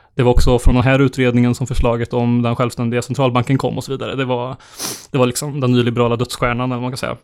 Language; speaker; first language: Swedish; native; Swedish